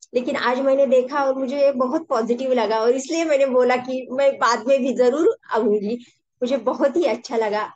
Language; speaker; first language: Hindi; non-native, local second language; Marathi